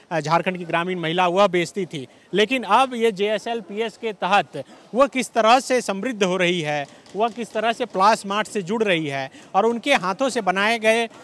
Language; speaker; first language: Hindi; native; Hindi